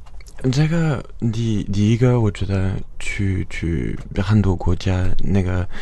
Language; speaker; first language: Chinese; non-native, fluent; French